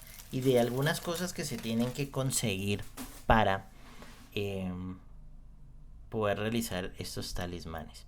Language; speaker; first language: Spanish; native; Spanish